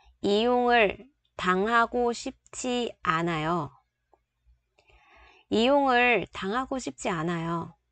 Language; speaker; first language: Korean; non-native, fluent; Vietnamese